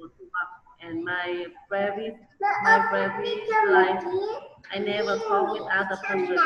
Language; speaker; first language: English; non-native, learner; Vietnamese